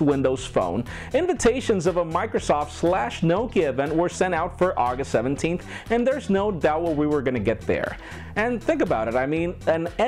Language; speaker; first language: English; non-native, local second language; Spanish